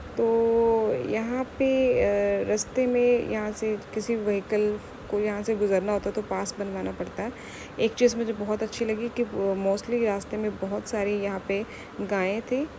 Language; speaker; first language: Hindi; native; Hindi